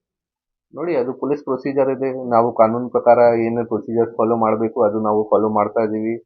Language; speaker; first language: Kannada; non-native, fluent; Hindi